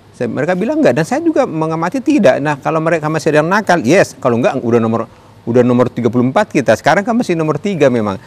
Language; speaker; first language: Indonesian; native; Indonesian